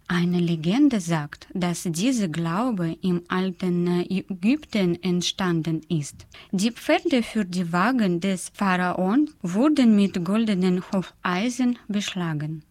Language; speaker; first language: German; non-native, fluent; Russian